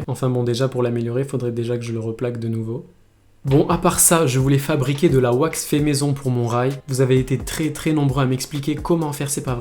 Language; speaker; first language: French; native; French